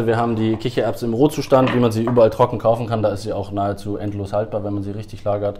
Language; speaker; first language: German; native; German